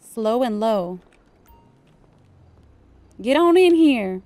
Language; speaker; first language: English; native; English